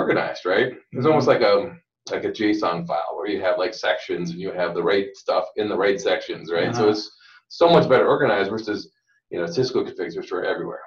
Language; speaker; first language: English; native; English